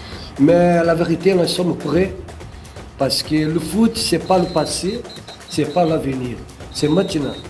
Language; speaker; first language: French; non-native, fluent; Portuguese